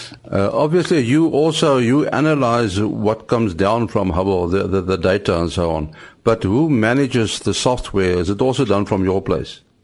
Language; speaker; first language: English; non-native, local second language; Afrikaans